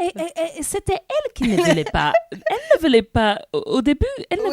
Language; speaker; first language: French; non-native, learner; English